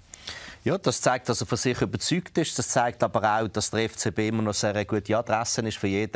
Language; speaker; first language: German; native; German